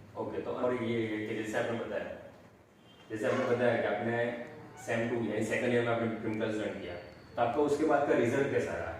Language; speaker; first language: Hindi; native; Hindi